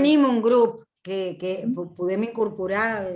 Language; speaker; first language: Catalan; non-native, fluent; Spanish